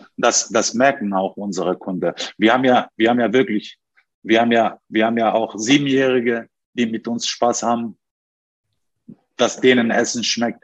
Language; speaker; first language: German; non-native, learner; Turkish